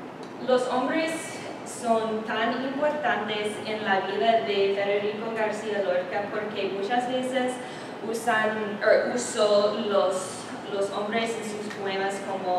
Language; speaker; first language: Spanish; non-native, learner; English